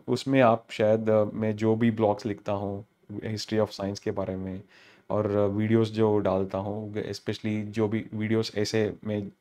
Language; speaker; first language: Hindi; non-native, local second language; Telugu